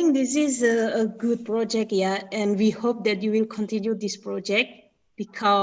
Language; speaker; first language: English; non-native, fluent; Indonesian